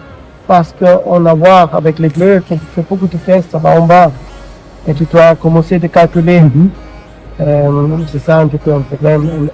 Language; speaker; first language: French; non-native, learner; German